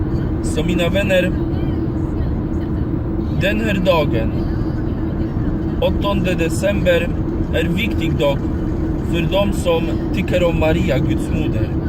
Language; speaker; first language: Swedish; non-native, learner; Polish